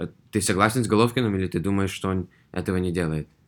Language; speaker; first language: Russian; early bilingual, heritage; Russian